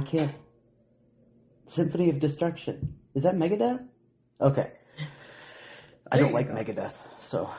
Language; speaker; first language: English; native; English